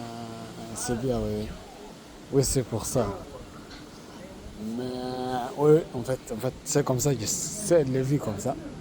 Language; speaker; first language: French; non-native, learner; Arabic